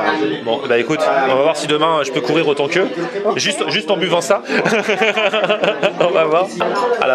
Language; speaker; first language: French; native; French